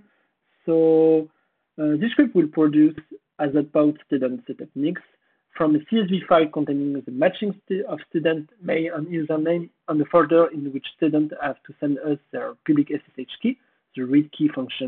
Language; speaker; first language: English; non-native, fluent; French